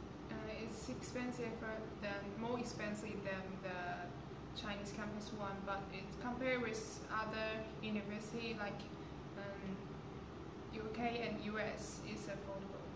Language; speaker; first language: English; non-native, learner; Chinese